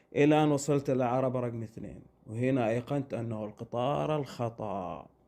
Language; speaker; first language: Egyptian Arabic; non-native, learner; Arabic